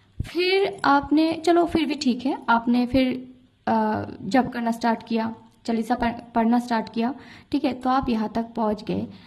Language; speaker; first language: Hindi; non-native, local second language; Bangla